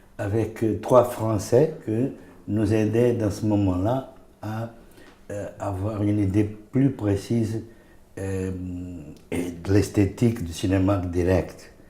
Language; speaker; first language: French; non-native, fluent; Portuguese